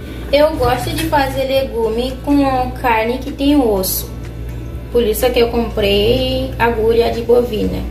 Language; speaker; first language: Portuguese; non-native, fluent; Haitian Creole